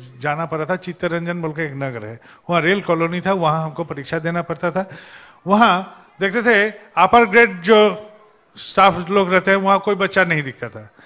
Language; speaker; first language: Hindi; non-native, local second language; Bangla